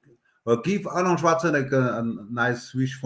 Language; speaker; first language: English; non-native, learner; German